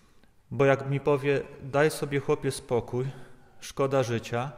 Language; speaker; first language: Polish; native; Polish